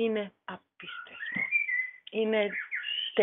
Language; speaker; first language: Greek; non-native, learner; German